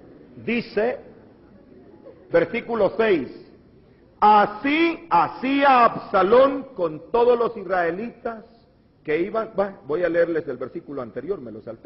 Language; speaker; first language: Spanish; native; Spanish